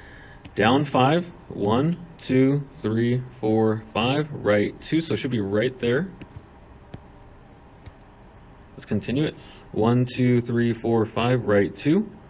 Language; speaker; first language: English; native; English